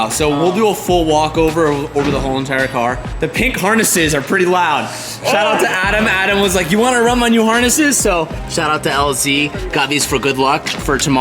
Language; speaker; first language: English; native; English